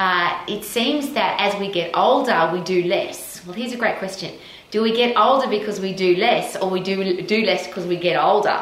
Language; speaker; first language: English; native; English